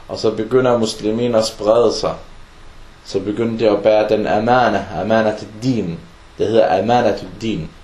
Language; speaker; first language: Danish; early bilingual, other home language; Arabic